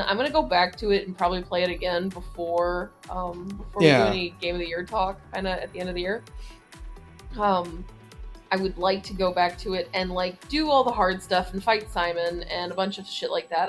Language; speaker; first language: English; native; English